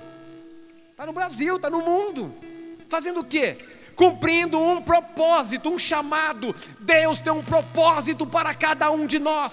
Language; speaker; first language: Portuguese; native; Portuguese